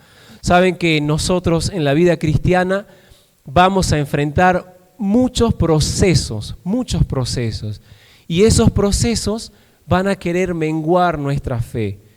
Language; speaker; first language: Spanish; native; Spanish